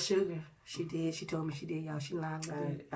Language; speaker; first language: English; native; English